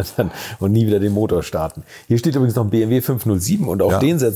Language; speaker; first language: German; native; German